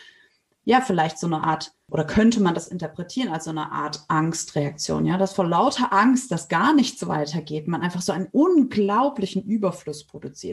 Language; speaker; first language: German; native; German